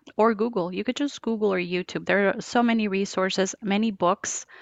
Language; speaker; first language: English; non-native, fluent; Spanish